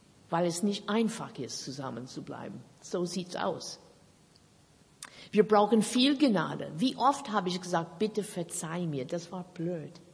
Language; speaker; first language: German; non-native, fluent; English